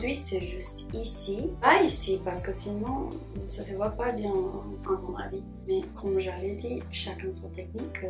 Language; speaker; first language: French; non-native, fluent; Spanish